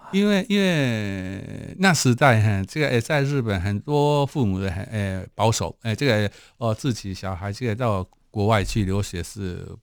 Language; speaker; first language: Chinese; non-native, fluent; Japanese